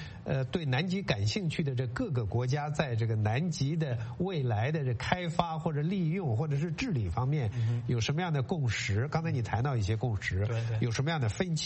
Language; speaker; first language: Chinese; native; Chinese